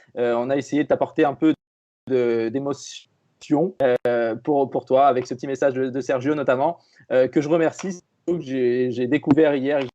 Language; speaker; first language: French; native; French